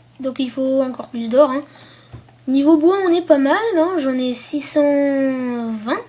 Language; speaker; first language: French; native; French